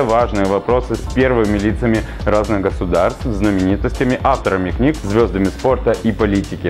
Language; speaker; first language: Russian; native; Russian